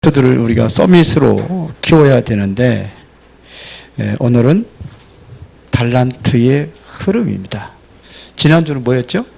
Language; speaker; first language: Korean; native; Korean